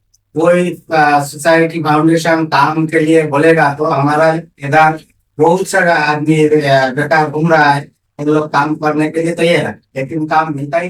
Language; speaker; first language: Hindi; non-native, local second language; Bangla